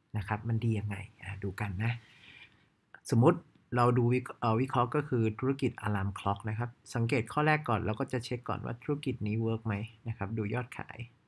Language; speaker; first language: Thai; native; Thai